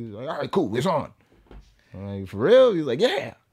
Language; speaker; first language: English; native; English